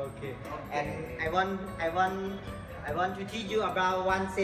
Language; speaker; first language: English; non-native, local second language; Lao